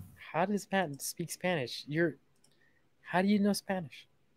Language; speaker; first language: English; native; English